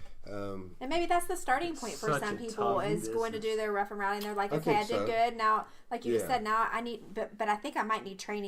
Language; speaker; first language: English; native; English